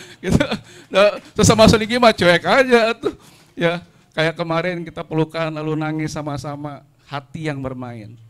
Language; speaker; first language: Indonesian; non-native, local second language; Sundanese